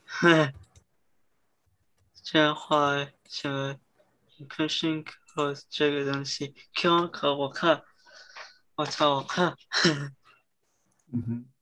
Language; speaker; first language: Chinese; early bilingual, heritage; Chinese